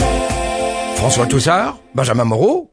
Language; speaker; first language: French; native; French